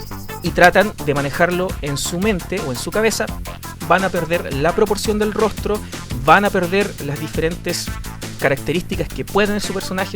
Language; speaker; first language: Spanish; native; Spanish